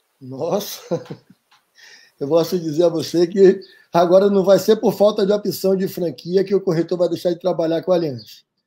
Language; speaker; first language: Portuguese; native; Portuguese